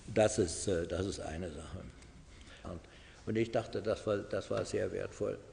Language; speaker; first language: German; non-native, fluent; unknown